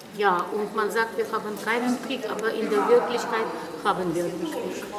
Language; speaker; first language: German; non-native, fluent; Russian